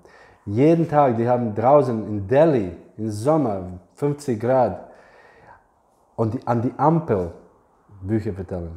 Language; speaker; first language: German; non-native, fluent; English